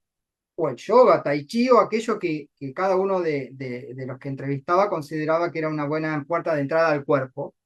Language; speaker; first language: Spanish; native; Spanish